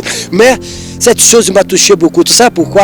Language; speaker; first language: French; non-native, fluent; Portuguese